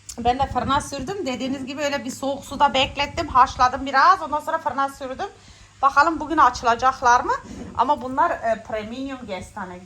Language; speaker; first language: Turkish; native; Turkish